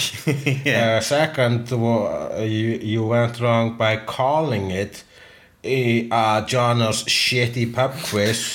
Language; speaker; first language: English; non-native, fluent; Icelandic